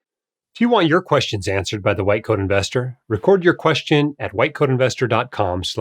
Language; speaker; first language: English; native; English